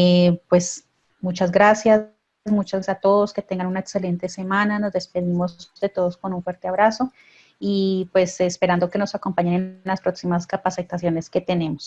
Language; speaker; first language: Spanish; native; Spanish